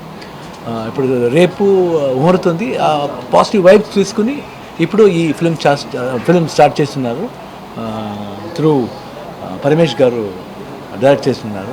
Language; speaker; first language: Telugu; non-native, learner; Kannada